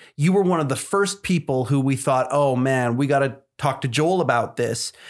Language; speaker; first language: English; native; English